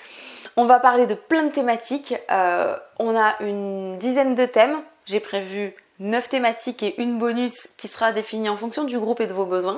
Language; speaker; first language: French; native; French